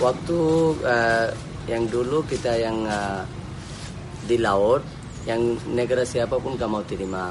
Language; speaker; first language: Indonesian; non-native, fluent; Rohingya